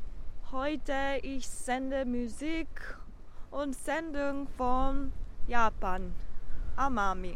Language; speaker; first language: German; non-native, learner; Japanese